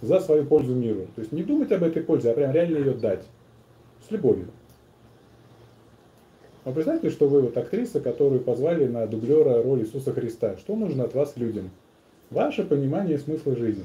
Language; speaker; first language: Russian; native; Russian